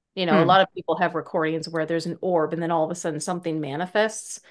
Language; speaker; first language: English; native; English